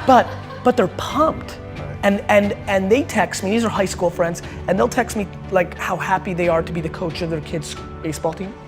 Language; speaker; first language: English; early bilingual, other home language; Russian